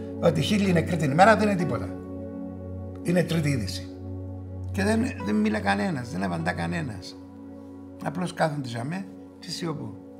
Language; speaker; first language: Greek; early bilingual, heritage; Greek